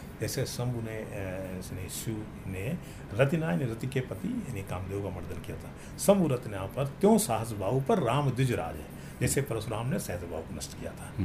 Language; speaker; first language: Hindi; native; Hindi